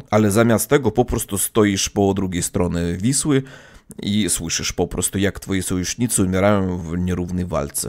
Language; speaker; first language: Polish; non-native, learner; Russian